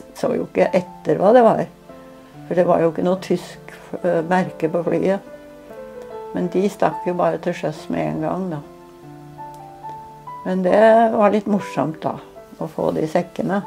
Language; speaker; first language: Norwegian; native; Norwegian